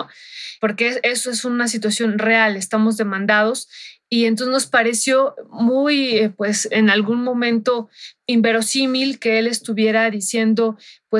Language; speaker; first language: Spanish; native; Spanish